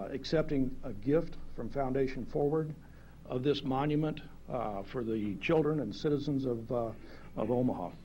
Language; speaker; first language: English; native; English